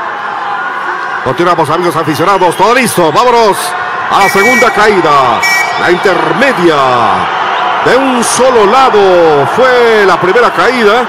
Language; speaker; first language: Spanish; native; Spanish